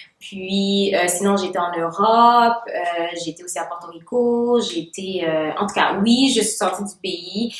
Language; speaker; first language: French; non-native, local second language; Haitian Creole